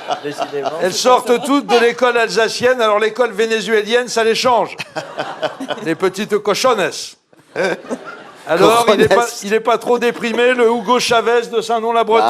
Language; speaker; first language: French; native; French